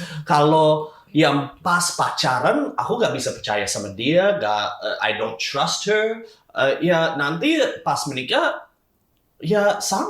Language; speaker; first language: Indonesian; non-native, fluent; English